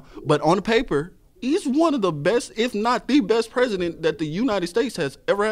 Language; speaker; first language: English; native; English